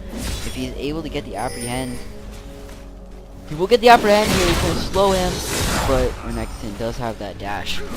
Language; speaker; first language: English; native; English